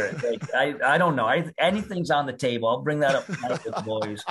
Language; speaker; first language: English; native; English